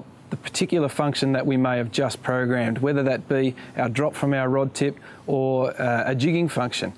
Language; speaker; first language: English; native; English